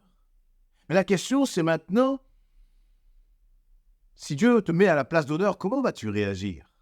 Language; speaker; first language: French; native; French